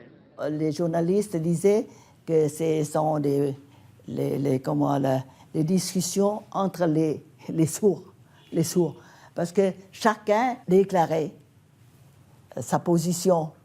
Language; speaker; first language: French; non-native, fluent; Vietnamese